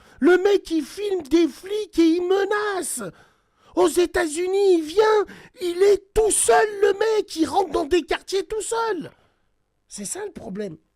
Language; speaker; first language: French; early bilingual, other home language; Arabic